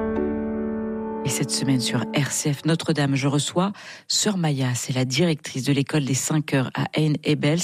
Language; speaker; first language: French; native; French